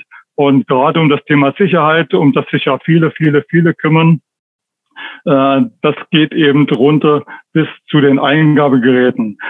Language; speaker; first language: German; native; German